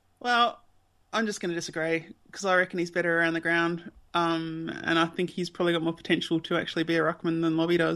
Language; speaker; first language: English; native; English